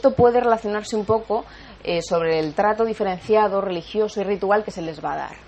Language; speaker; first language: Spanish; native; Spanish